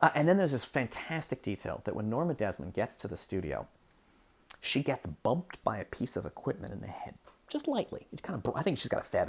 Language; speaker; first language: English; native; English